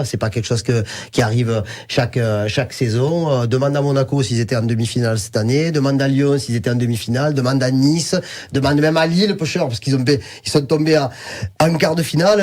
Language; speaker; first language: French; native; French